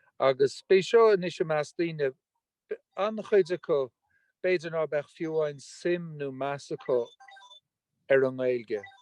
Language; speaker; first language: Irish; non-native, local second language; English